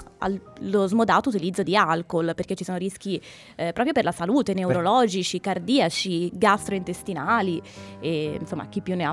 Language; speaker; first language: Italian; native; Italian